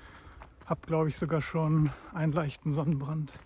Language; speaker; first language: German; native; German